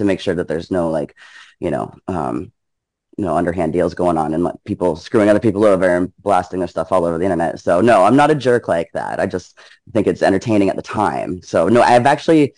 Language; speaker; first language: English; native; English